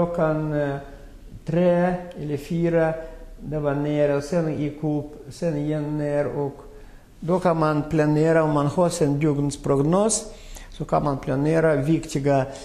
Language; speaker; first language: Swedish; non-native, fluent; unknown